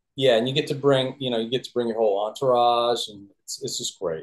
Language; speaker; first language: English; native; English